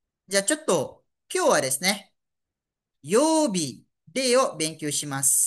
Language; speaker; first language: Japanese; non-native, fluent; Malay